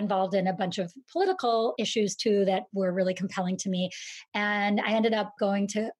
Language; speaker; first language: English; native; English